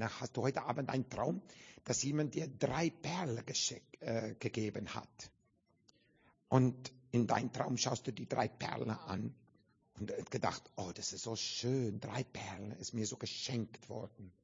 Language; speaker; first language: German; non-native, fluent; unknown